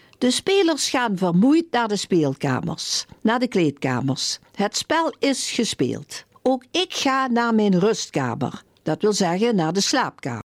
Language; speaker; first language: Dutch; native; Dutch